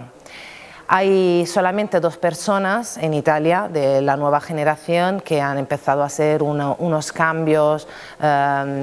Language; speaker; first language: Spanish; non-native, fluent; Italian